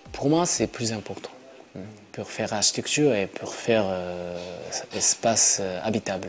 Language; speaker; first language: French; non-native, learner; Japanese